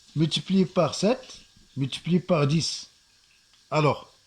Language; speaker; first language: French; non-native, local second language; Arabic